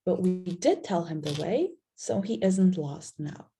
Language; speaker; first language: English; non-native, fluent; Slovenian